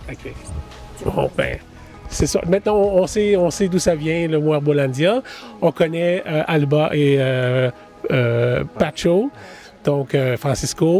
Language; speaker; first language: French; native; French